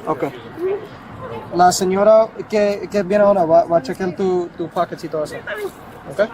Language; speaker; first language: Spanish; non-native, learner; English